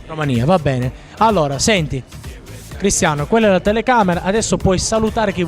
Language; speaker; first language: Italian; native; Italian